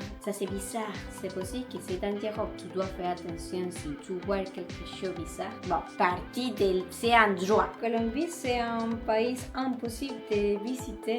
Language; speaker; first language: French; non-native, learner; Spanish